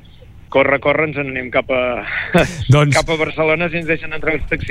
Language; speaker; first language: Catalan; native; Catalan